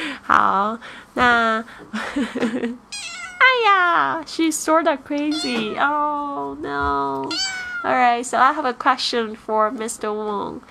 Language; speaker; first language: English; non-native, fluent; Chinese